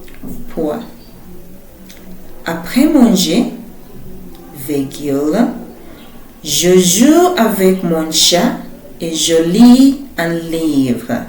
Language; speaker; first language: French; non-native, fluent; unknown